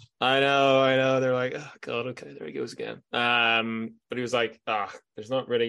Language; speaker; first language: English; native; English